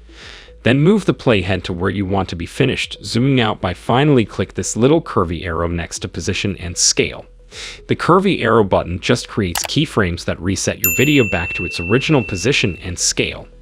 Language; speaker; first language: English; native; English